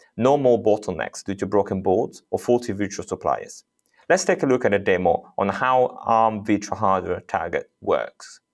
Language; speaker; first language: English; non-native, fluent; Italian